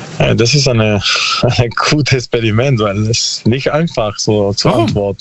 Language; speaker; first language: German; non-native, learner; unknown